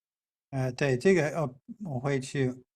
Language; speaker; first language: Chinese; non-native, fluent; English